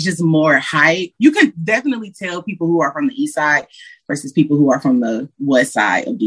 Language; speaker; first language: English; native; English